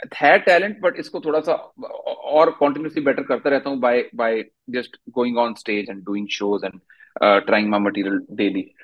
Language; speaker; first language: Hindi; native; Hindi